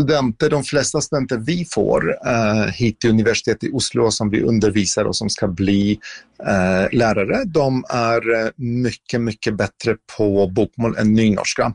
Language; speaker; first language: Swedish; non-native, fluent; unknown